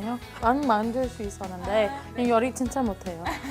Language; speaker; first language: Korean; non-native, learner; English